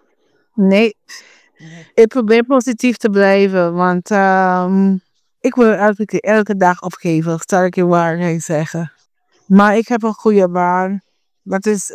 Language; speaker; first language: Dutch; non-native, fluent; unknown